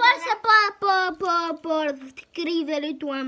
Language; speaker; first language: Italian; early bilingual, heritage; Italian